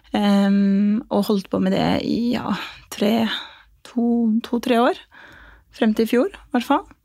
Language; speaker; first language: Norwegian; early bilingual, other home language; Albanian